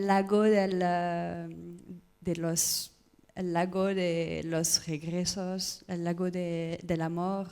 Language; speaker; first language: Spanish; non-native, learner; French